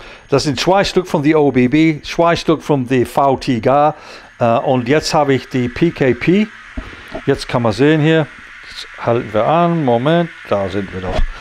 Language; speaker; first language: German; non-native, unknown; English